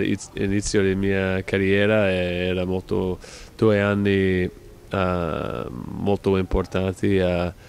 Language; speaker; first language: Italian; non-native, fluent; English